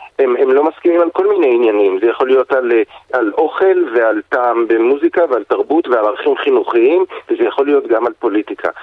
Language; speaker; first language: Hebrew; native; Hebrew